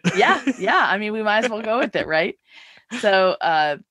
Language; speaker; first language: English; native; English